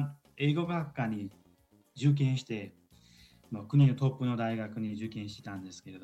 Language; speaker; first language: Japanese; non-native, fluent; Uzbek